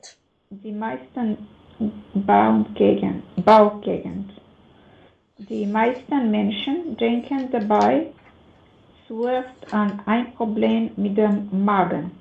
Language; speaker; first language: German; non-native, learner; Macedonian